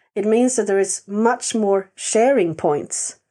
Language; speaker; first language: English; non-native, fluent; Swedish